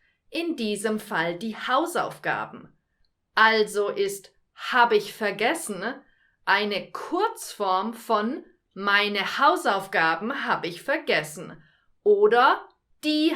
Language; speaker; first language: German; native; German